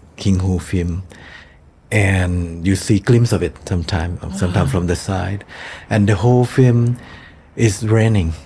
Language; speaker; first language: English; non-native, fluent; Thai